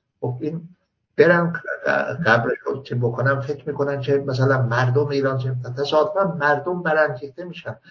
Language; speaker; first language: Persian; native; Persian